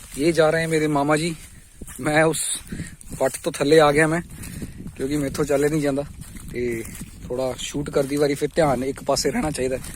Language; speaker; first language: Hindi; non-native, local second language; Punjabi